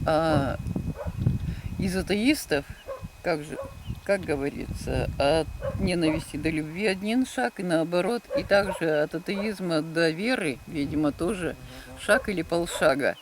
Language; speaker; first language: Russian; native; Russian